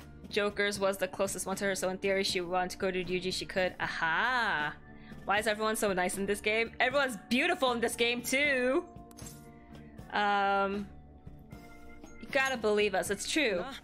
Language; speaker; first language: English; native; English